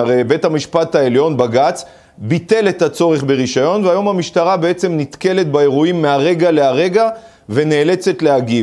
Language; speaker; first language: Hebrew; native; Hebrew